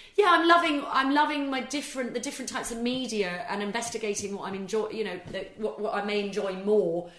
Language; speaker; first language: English; native; English